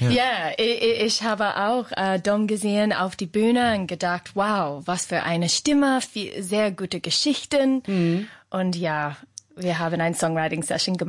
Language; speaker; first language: German; non-native, learner; English